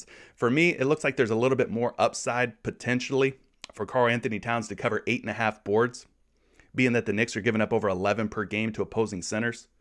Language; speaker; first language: English; native; English